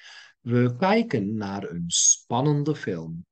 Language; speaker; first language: Dutch; non-native, fluent; Turkish